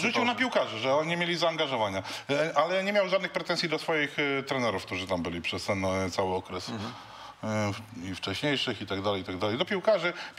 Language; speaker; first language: Polish; native; Polish